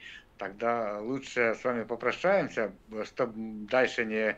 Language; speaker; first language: Russian; native; Russian